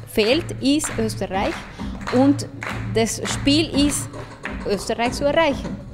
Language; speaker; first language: German; non-native, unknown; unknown